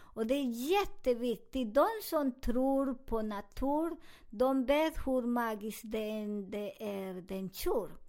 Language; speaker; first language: Swedish; non-native, fluent; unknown